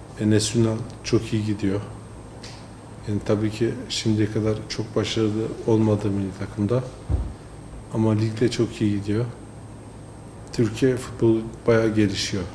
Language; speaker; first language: Turkish; early bilingual, heritage; French